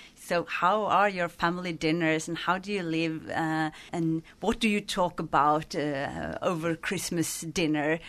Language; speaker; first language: English; non-native, fluent; Swedish